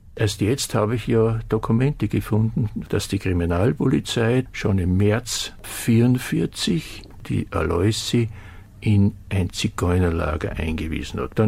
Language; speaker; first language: German; native; German